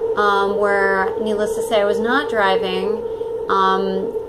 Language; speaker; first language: English; native; English